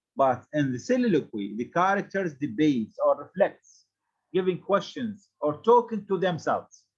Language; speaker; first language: English; non-native, fluent; Arabic